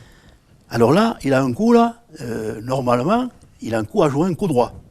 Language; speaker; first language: French; native; French